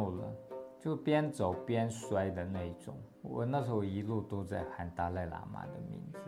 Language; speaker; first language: Chinese; non-native, local second language; Tibetan